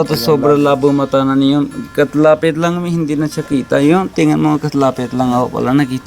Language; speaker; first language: Filipino; non-native, learner; Punjabi